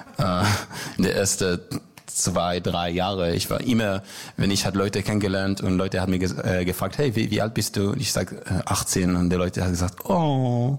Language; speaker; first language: German; non-native, learner; Hebrew